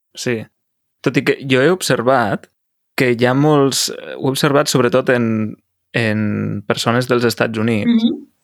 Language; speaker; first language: Catalan; native; Catalan